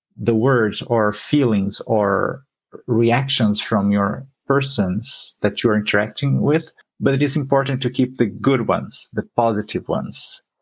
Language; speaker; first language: English; non-native, fluent; Portuguese